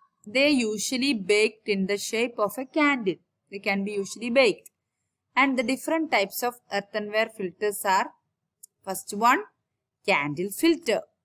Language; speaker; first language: English; non-native, local second language; Malayalam